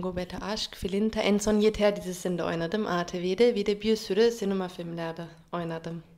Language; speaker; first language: Turkish; non-native, fluent; German